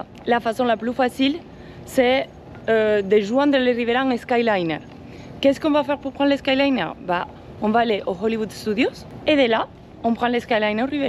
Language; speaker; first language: French; non-native, fluent; Spanish